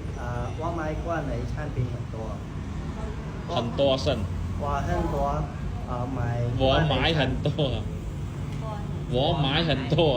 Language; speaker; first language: Chinese; non-native, learner; Khmer